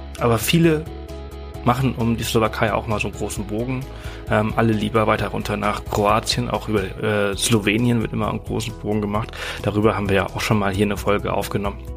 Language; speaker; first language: German; native; German